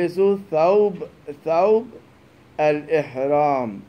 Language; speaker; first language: Arabic; non-native, fluent; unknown